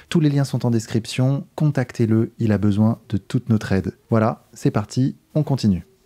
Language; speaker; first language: French; native; French